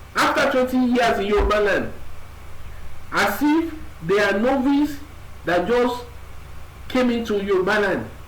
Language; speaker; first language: English; non-native, local second language; Yoruba